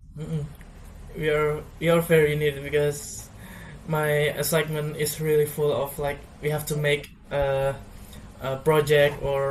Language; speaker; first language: English; non-native, learner; Indonesian